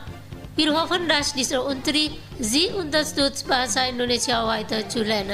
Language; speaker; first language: German; non-native, fluent; Indonesian